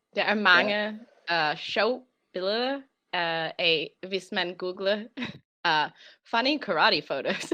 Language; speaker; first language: Danish; non-native, learner; English